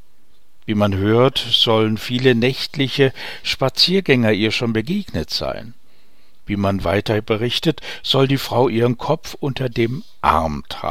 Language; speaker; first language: German; native; German